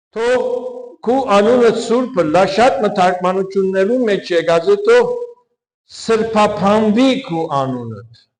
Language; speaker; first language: Armenian; early bilingual, heritage; Armenian